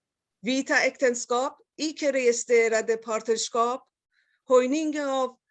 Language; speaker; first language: Swedish; non-native, fluent; Persian